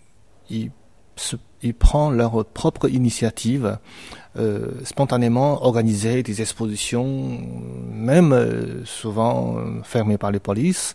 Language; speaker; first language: French; non-native, fluent; Chinese